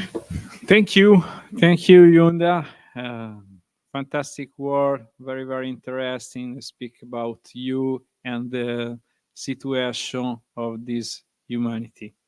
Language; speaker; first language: English; non-native, learner; Italian